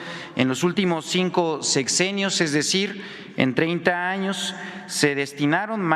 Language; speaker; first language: Spanish; native; Spanish